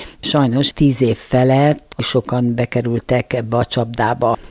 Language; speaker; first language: Hungarian; native; Hungarian